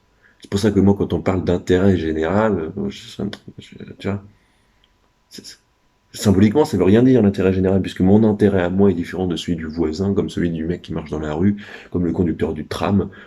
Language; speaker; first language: French; native; French